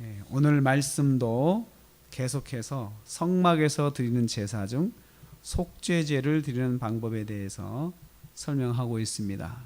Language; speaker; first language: Korean; native; Korean